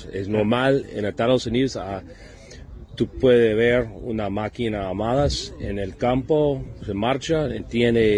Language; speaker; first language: Spanish; non-native, learner; English